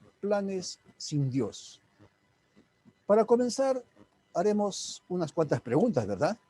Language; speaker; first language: Spanish; native; Spanish